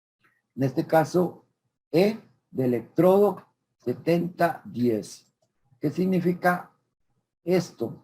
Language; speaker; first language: Spanish; native; Spanish